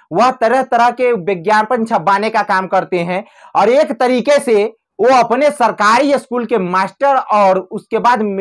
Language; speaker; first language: Hindi; native; Hindi